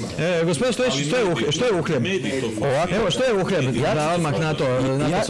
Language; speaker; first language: Croatian; native; Croatian